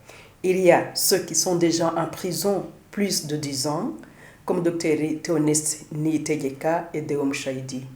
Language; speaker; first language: French; non-native, local second language; Kinyarwanda